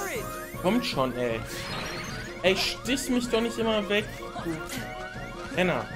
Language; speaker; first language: German; native; German